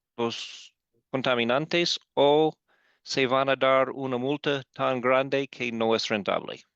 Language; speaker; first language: Spanish; non-native, fluent; English